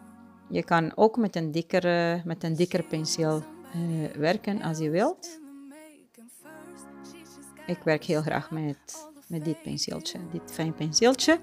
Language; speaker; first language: Dutch; non-native, fluent; Spanish